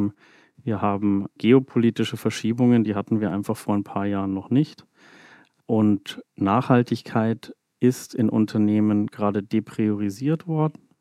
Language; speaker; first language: German; native; German